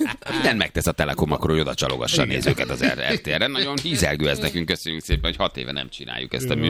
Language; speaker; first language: Hungarian; native; Hungarian